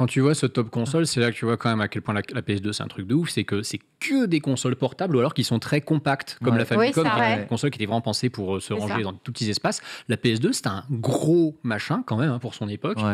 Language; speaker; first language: French; native; French